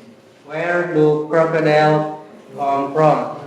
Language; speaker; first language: English; non-native, learner; Indonesian